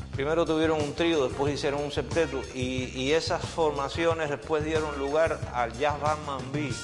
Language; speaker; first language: Spanish; native; Spanish